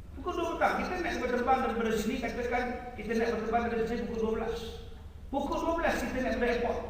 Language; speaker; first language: Malay; native; Malay